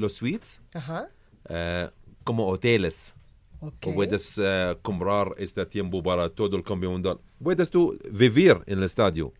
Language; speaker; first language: Spanish; non-native, learner; Arabic